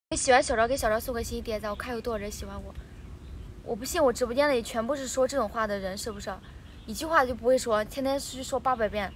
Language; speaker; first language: Chinese; native; Chinese